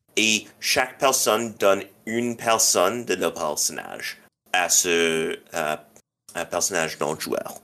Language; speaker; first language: French; non-native, local second language; English